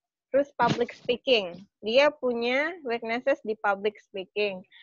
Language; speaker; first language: English; non-native, fluent; Indonesian